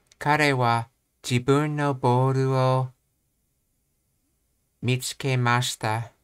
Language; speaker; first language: Japanese; non-native, learner; English